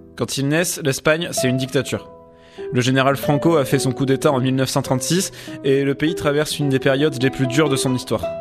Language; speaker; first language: French; native; French